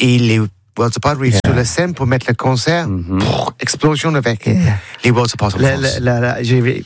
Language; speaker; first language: French; non-native, learner; English